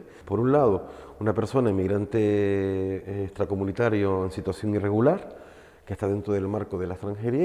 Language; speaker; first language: Spanish; native; Spanish